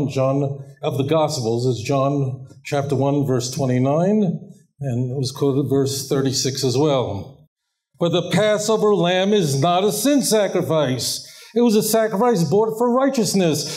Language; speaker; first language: English; native; English